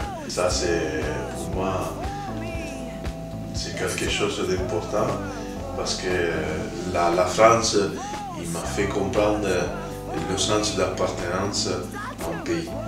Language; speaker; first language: French; non-native, fluent; Italian